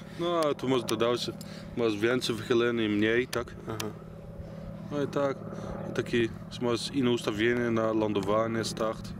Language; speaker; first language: Polish; non-native, learner; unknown